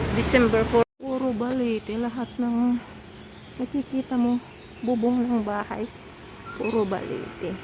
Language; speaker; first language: Filipino; non-native, local second language; Iloko